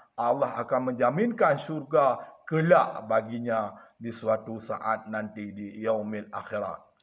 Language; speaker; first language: Malay; non-native, local second language; Achinese